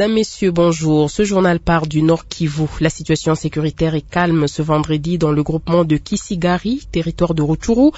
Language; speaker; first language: French; non-native, local second language; Lingala